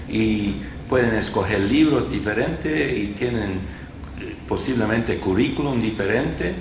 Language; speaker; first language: Spanish; non-native, fluent; English